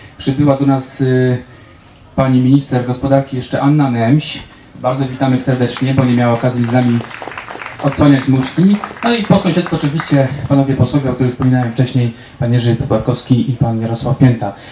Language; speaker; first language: Polish; native; Polish